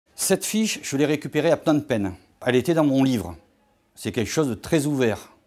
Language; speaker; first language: French; native; French